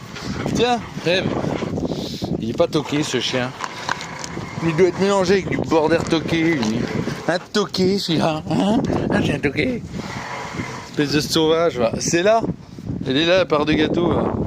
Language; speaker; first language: French; native; French